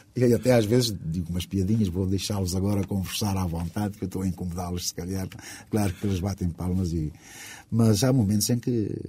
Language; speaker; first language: Portuguese; non-native, local second language; Kabuverdianu